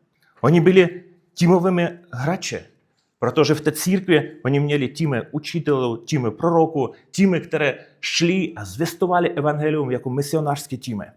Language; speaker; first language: Czech; non-native, fluent; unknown